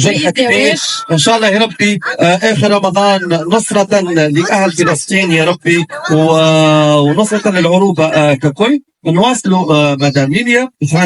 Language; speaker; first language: Arabic; native; Arabic